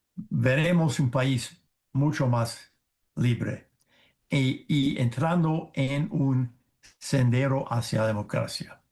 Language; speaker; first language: Spanish; non-native, fluent; English